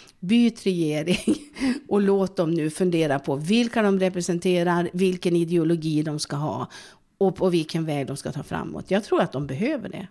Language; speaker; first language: Swedish; native; Swedish